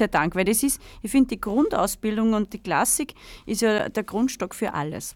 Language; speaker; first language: German; native; German